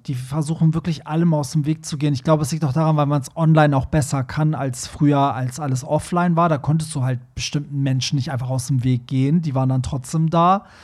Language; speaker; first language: German; early bilingual, other home language; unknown